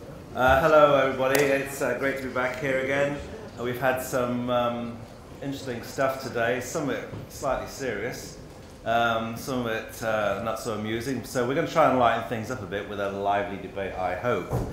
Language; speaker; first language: English; native; English